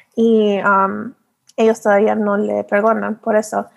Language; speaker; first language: Spanish; early bilingual, heritage; Spanish